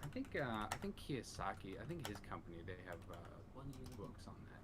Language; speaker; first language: English; native; English